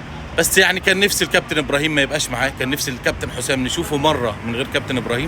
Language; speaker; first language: Arabic; native; Arabic